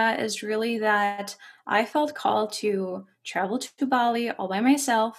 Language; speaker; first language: English; non-native, fluent; German